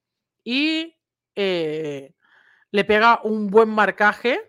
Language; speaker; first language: Spanish; native; Spanish